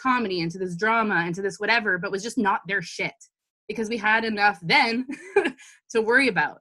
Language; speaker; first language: English; native; English